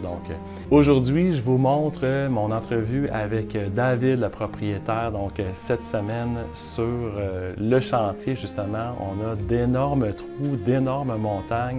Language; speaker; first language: French; native; French